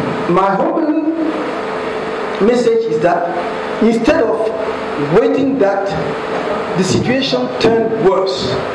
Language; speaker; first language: English; non-native, local second language; French